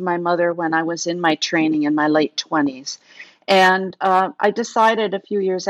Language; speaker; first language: English; native; English